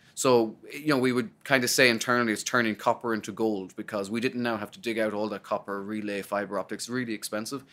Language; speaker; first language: English; native; English